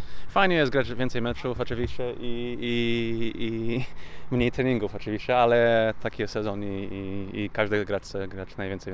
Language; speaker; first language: Polish; early bilingual, heritage; English